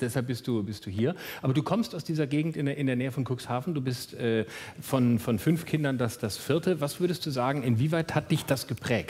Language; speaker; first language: German; native; German